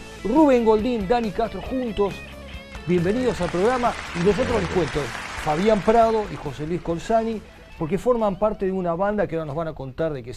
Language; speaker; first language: Spanish; native; Spanish